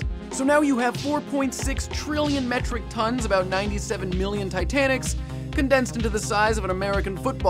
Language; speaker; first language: English; native; English